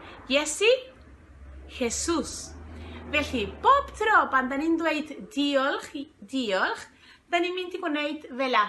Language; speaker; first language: Welsh; non-native, fluent; Spanish